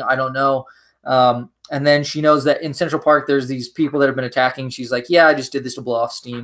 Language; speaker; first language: English; native; English